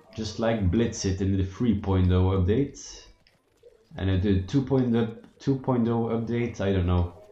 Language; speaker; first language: English; non-native, fluent; Dutch